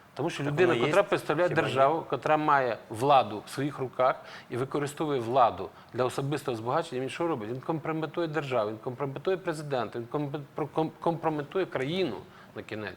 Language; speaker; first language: Ukrainian; native; Ukrainian